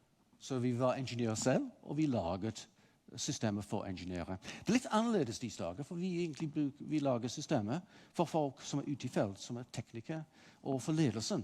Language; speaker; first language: Norwegian; non-native, fluent; English